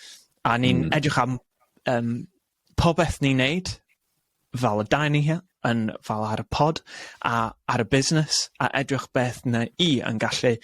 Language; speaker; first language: Welsh; non-native, learner; English